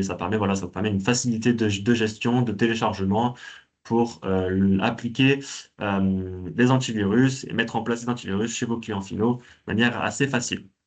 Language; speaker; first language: French; native; French